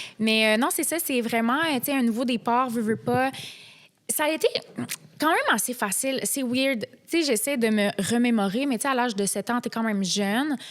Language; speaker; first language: French; early bilingual, other home language; Arabic